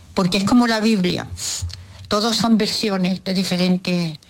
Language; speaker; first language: Spanish; early bilingual, other home language; Russian